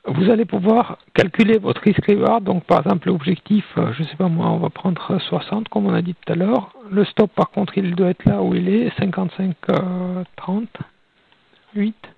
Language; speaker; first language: French; non-native, fluent; Russian